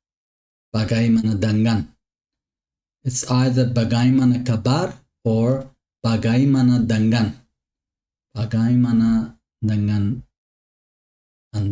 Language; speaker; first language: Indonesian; non-native, learner; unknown